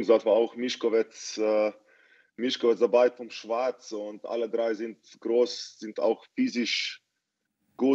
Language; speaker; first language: German; non-native, fluent; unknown